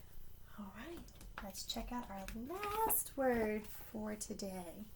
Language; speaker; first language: English; native; English